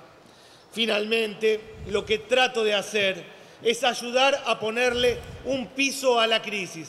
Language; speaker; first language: Spanish; native; Spanish